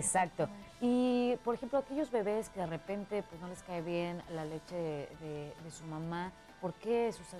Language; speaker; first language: Spanish; native; Spanish